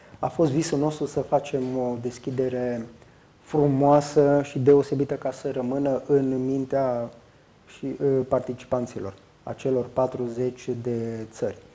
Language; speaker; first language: Romanian; native; Romanian